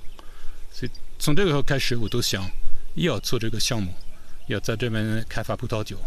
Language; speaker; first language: Chinese; non-native, fluent; French